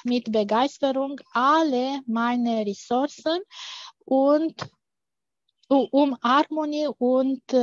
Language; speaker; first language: German; non-native, fluent; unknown